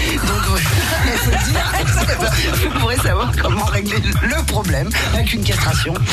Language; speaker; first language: French; native; French